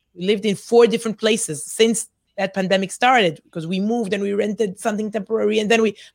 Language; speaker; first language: English; non-native, fluent; Hebrew